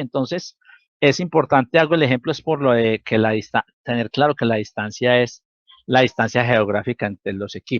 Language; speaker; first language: Spanish; native; Spanish